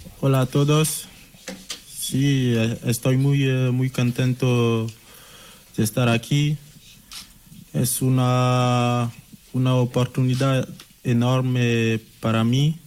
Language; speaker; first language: Spanish; non-native, learner; French